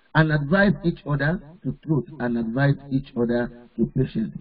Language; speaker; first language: English; non-native, local second language; Yoruba